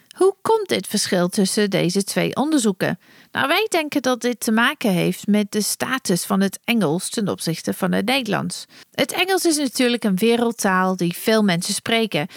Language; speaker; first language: Dutch; non-native, fluent; English